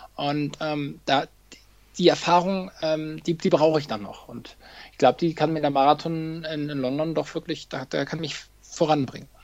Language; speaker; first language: German; native; German